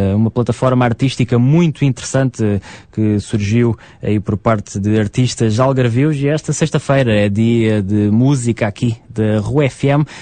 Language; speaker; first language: Portuguese; native; Portuguese